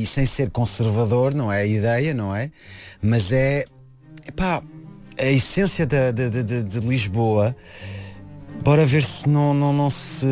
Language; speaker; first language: Portuguese; non-native, fluent; French